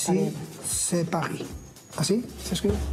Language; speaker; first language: French; non-native, learner; Spanish